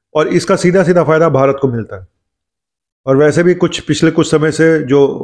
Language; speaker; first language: Hindi; native; Hindi